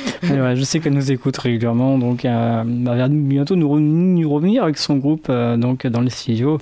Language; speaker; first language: French; native; French